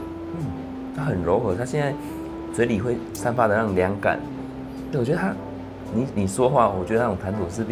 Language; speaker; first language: Chinese; native; Chinese